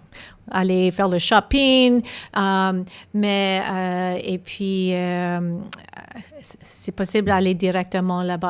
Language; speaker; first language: French; non-native, local second language; English